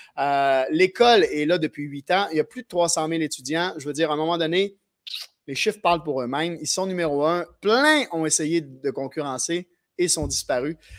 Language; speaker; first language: French; native; French